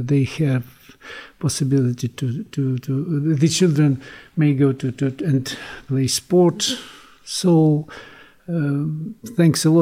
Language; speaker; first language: English; non-native, learner; Ukrainian